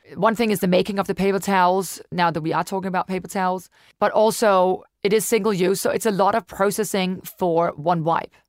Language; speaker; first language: English; non-native, fluent; Danish